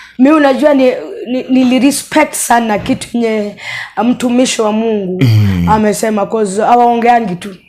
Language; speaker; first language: Swahili; non-native, local second language; Luo (Kenya and Tanzania)